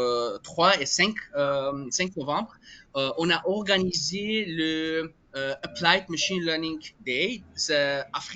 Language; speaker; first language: French; non-native, fluent; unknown